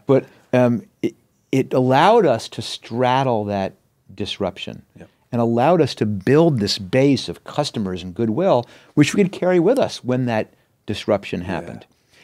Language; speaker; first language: English; native; English